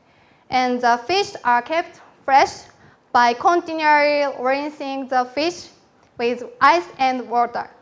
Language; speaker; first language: English; non-native, learner; Japanese